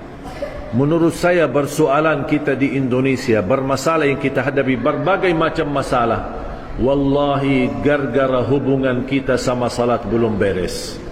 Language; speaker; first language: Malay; non-native, fluent; Arabic